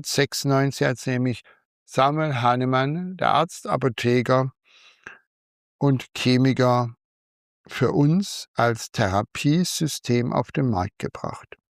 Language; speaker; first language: German; native; German